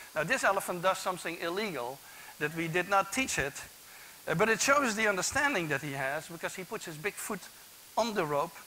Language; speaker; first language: English; non-native, fluent; Dutch